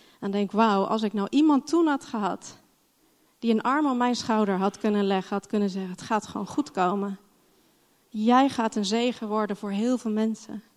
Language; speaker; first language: Dutch; non-native, fluent; English